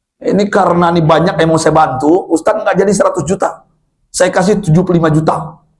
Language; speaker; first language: Indonesian; non-native, local second language; Minangkabau